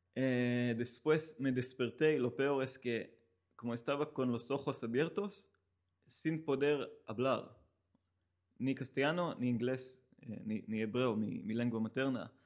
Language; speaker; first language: Spanish; non-native, learner; Hebrew